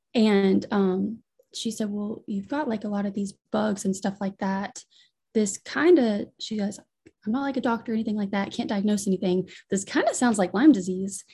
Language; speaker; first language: English; native; English